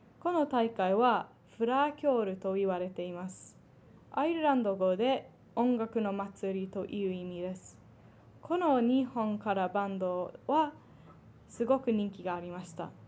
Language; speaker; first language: Japanese; non-native, fluent; English